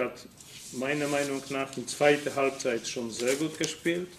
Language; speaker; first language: German; non-native, fluent; Polish